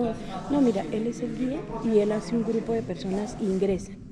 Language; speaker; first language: Spanish; native; Spanish